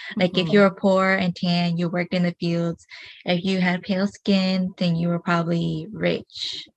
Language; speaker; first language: English; early bilingual, other home language; Hmong